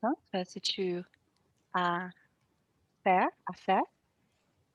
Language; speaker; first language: French; non-native, learner; Portuguese